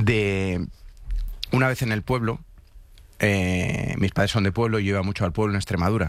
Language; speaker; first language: Spanish; native; Spanish